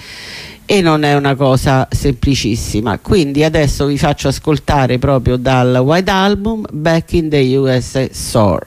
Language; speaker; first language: Italian; native; Italian